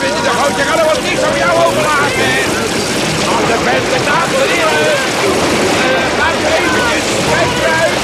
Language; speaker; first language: Dutch; native; Dutch